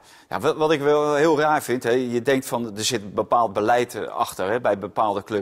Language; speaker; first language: Dutch; native; Dutch